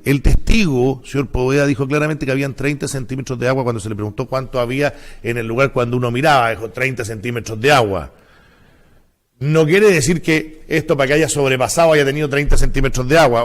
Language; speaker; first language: Spanish; native; Spanish